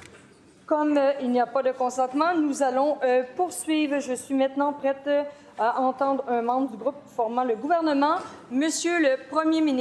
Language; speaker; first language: French; native; French